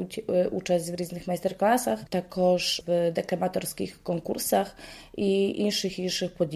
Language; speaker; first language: Polish; non-native, local second language; Ukrainian